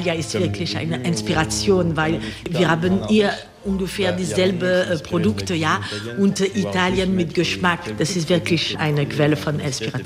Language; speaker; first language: German; non-native, learner; French